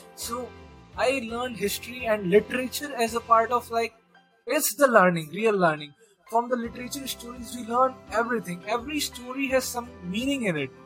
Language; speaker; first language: English; non-native, local second language; Hindi